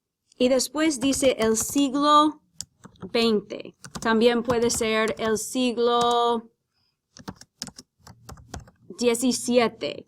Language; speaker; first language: Spanish; non-native, fluent; English